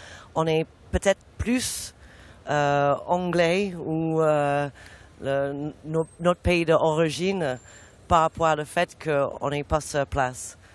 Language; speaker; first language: French; non-native, fluent; English